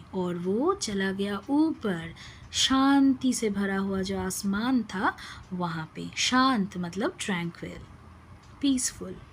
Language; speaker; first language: Hindi; non-native, local second language; Bangla